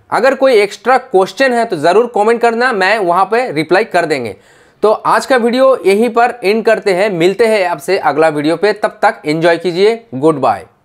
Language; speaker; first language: Hindi; non-native, fluent; Bangla